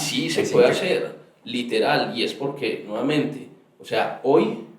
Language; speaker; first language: Spanish; native; Spanish